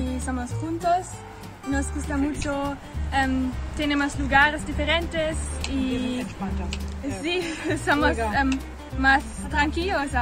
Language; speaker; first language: Spanish; non-native, learner; German